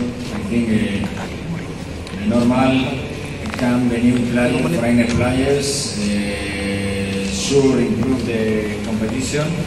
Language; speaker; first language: English; non-native, learner; Spanish